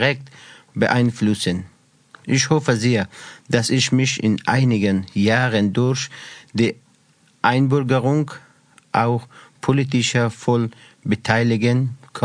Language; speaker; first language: German; non-native, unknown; Persian